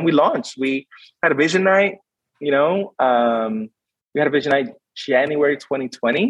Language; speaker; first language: English; native; English